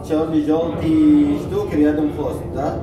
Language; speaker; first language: Russian; non-native, learner; Arabic